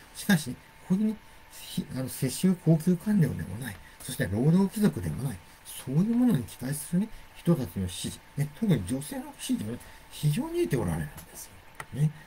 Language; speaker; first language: Japanese; native; Japanese